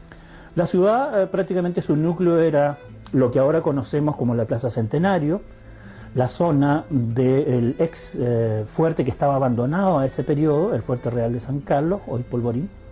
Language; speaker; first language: Spanish; native; Spanish